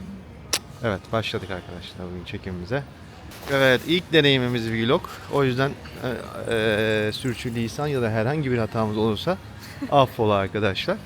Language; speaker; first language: Turkish; native; Turkish